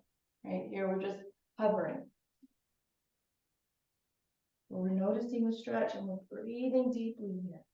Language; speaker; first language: English; native; English